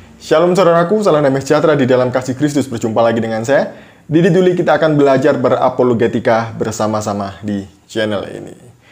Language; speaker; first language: Indonesian; native; Indonesian